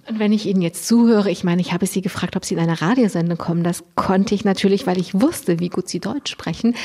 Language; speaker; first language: German; native; German